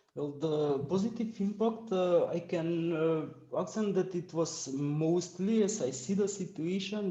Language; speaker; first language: English; non-native, fluent; Macedonian